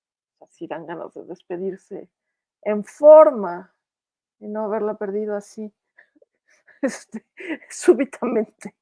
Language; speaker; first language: Spanish; native; Spanish